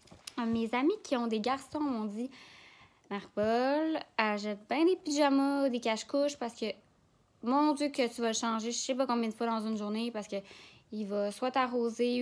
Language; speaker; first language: French; native; French